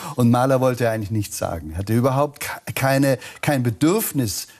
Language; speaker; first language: German; native; German